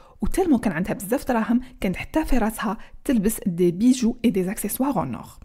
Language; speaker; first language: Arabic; native; Arabic